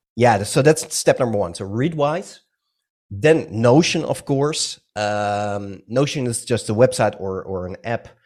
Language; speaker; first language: English; non-native, fluent; Dutch